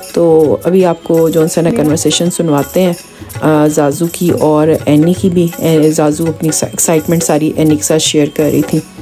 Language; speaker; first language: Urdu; non-native, local second language; Punjabi